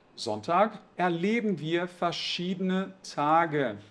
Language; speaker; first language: German; non-native, fluent; Portuguese